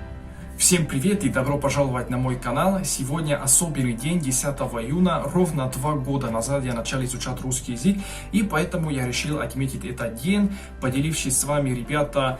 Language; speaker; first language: Russian; non-native, fluent; Hungarian